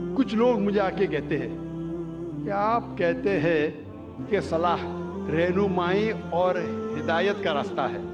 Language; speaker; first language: Urdu; non-native, local second language; English